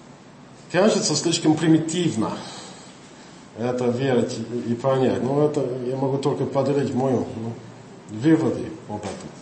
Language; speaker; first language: Russian; non-native, fluent; English